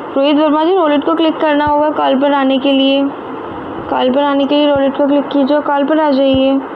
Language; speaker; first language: Hindi; native; Hindi